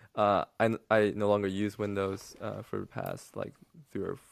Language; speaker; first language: English; non-native, fluent; Chinese